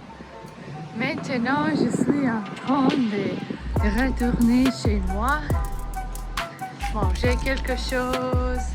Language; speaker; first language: French; non-native, learner; English